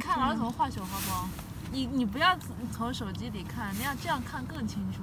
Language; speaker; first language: Chinese; native; Chinese